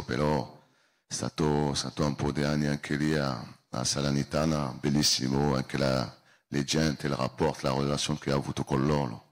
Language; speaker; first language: Italian; non-native, learner; French